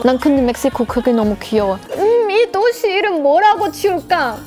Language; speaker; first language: Korean; non-native, fluent; German